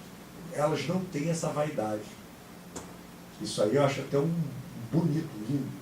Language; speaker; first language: Portuguese; native; Portuguese